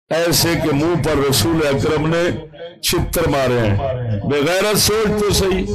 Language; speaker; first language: Urdu; non-native, local second language; Punjabi